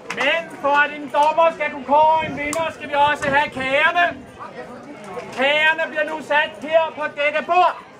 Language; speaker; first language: Danish; native; Danish